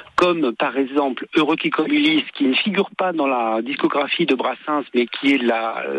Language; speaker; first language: French; native; French